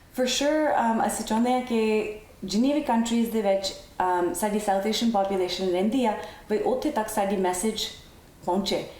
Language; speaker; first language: Punjabi; early bilingual, heritage; Punjabi